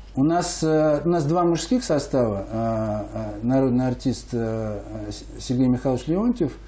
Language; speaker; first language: Russian; native; Russian